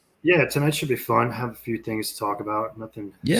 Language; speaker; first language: English; native; English